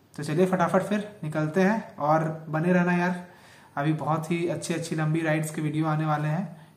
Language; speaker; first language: Hindi; native; Hindi